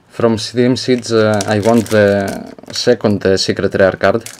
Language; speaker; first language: English; non-native, learner; Greek